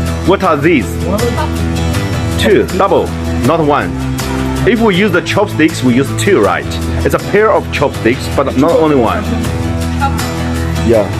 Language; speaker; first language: English; non-native, learner; Chinese